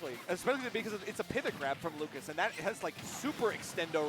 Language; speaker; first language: English; native; English